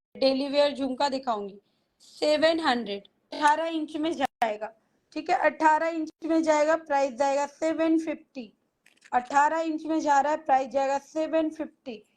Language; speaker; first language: Hindi; native; Hindi